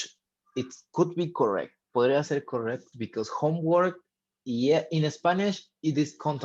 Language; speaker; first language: English; non-native, fluent; Spanish